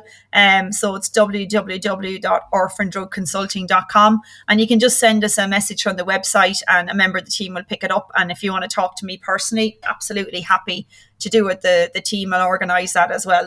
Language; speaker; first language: English; native; English